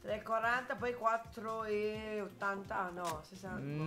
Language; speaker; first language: Italian; native; Italian